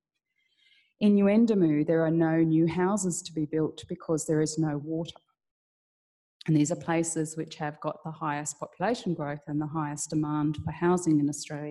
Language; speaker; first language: English; native; English